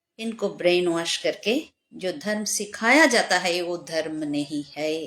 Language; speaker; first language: Hindi; non-native, local second language; Bangla